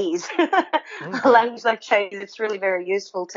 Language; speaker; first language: English; non-native, local second language; Ganda